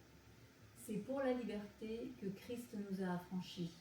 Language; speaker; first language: French; native; French